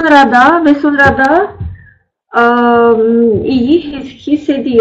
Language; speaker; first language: Turkish; non-native, learner; Russian